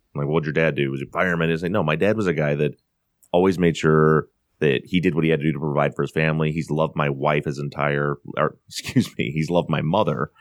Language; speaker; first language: English; native; English